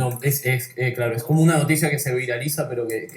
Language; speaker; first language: Spanish; native; Spanish